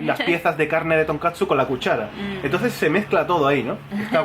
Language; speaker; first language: Spanish; native; Spanish